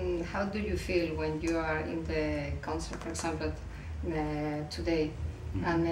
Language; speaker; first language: English; non-native, learner; Spanish